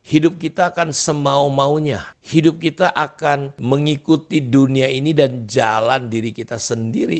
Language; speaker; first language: Indonesian; native; Indonesian